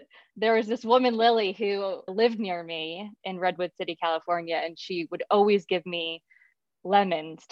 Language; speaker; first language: English; native; English